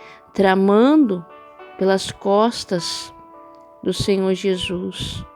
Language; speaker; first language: Portuguese; native; Portuguese